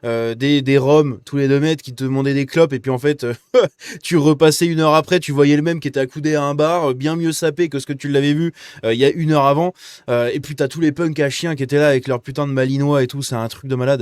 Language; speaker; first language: French; native; French